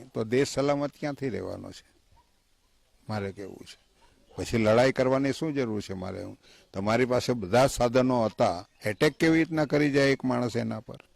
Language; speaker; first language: Gujarati; non-native, local second language; Vasavi